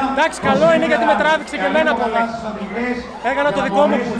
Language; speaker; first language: Greek; native; Greek